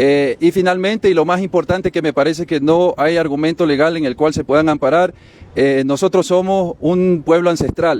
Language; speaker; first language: Spanish; native; Spanish